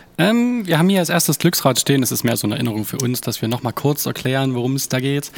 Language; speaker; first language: German; native; German